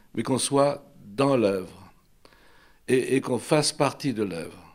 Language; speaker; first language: French; native; French